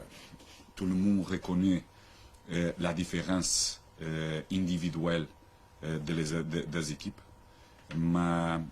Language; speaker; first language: French; non-native, learner; Portuguese